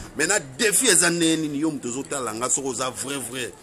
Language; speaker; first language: French; non-native, local second language; Lingala